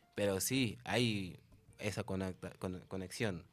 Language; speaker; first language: Spanish; non-native, fluent; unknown